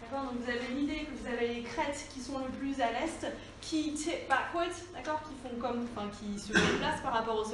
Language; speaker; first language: French; native; French